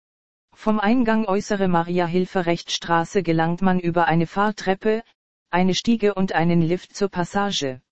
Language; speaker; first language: German; native; German